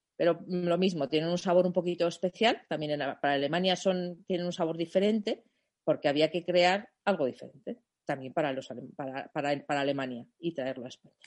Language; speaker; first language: Spanish; non-native, fluent; German